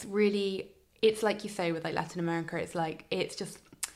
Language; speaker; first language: English; native; English